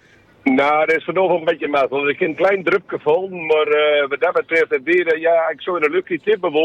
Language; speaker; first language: Dutch; native; Dutch